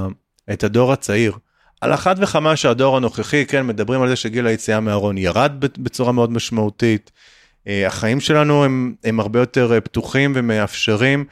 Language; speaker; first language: Hebrew; native; Hebrew